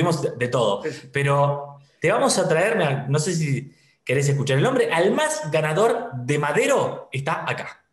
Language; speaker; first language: Spanish; native; Spanish